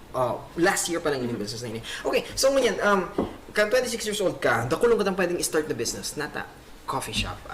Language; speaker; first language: Filipino; non-native, local second language; Bikol